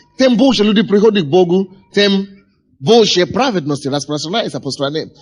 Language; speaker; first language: Russian; non-native, fluent; Yoruba